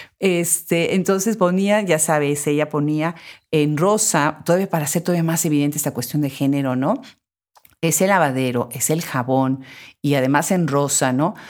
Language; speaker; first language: Spanish; native; Spanish